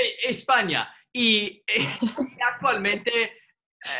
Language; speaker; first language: Spanish; non-native, learner; English